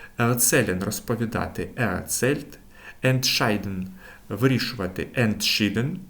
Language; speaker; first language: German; non-native, fluent; Ukrainian